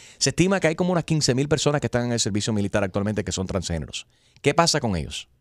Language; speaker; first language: Spanish; early bilingual, heritage; Spanish